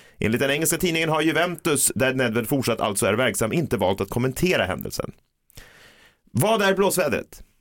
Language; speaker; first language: Swedish; native; Swedish